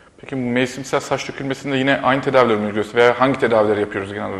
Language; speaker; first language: Turkish; native; Turkish